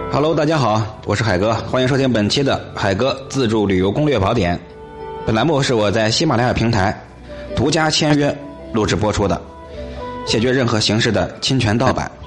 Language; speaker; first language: Chinese; native; Chinese